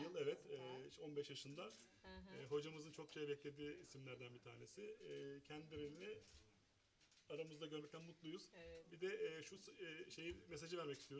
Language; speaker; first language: Turkish; native; Turkish